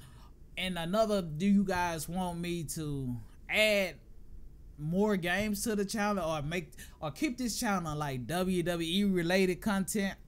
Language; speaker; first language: English; native; English